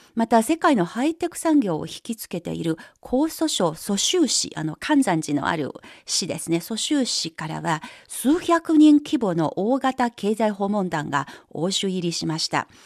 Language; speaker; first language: Japanese; non-native, fluent; Chinese